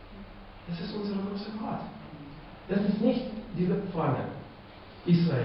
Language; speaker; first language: German; non-native, fluent; Russian